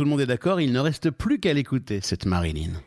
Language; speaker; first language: French; native; French